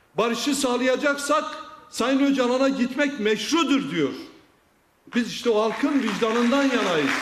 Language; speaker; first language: Turkish; non-native, local second language; Kurdish